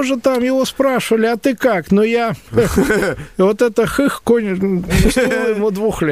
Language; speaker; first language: Russian; native; Russian